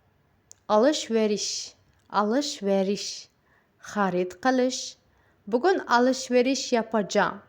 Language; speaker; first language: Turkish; non-native, fluent; Uzbek